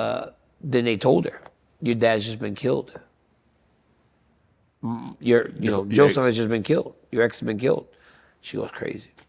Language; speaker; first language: English; native; English